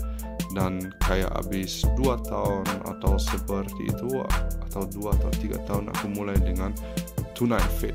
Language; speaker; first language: Indonesian; early bilingual, heritage; Indonesian